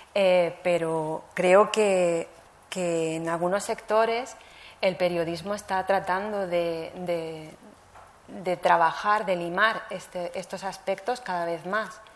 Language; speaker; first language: Spanish; native; Spanish